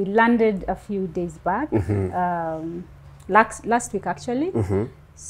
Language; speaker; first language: English; non-native, local second language; Luo (Kenya and Tanzania)